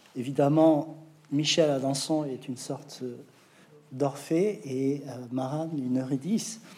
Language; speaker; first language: French; native; French